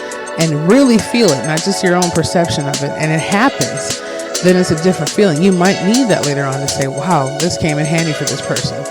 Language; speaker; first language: English; native; English